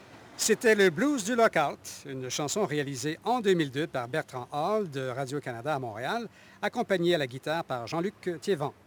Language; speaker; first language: French; native; French